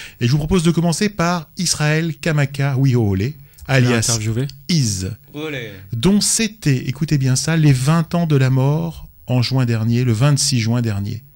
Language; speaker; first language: French; native; French